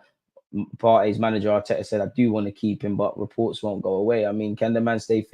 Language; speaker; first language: English; native; English